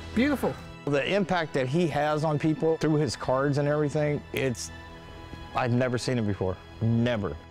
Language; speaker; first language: English; native; English